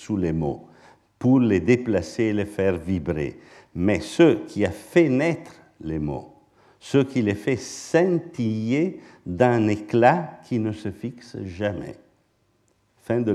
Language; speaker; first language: French; non-native, fluent; Italian